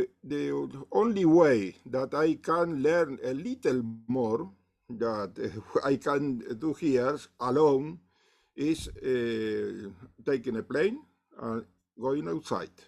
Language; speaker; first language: English; non-native, learner; Spanish